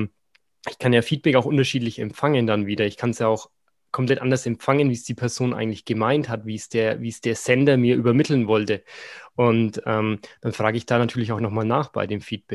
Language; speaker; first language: German; native; German